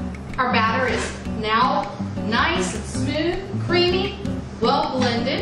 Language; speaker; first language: English; native; English